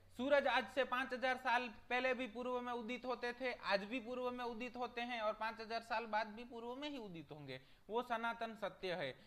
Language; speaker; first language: Hindi; non-native, local second language; Gujarati